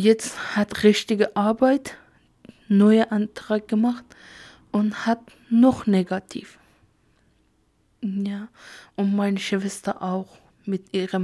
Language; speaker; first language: German; non-native, learner; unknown